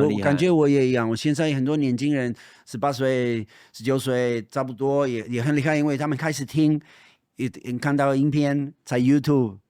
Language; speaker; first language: Chinese; non-native, fluent; Spanish